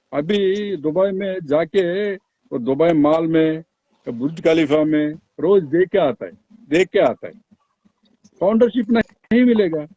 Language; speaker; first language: Hindi; non-native, local second language; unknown